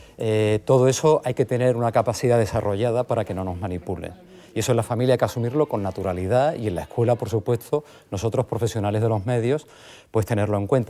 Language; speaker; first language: Spanish; native; Spanish